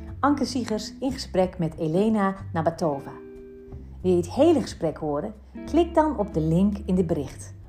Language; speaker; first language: Dutch; native; Dutch